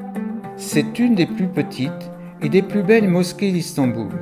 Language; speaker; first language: French; native; French